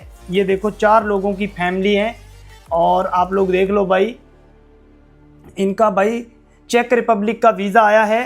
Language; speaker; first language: Hindi; native; Hindi